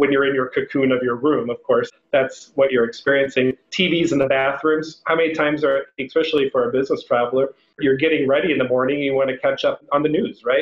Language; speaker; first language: English; native; English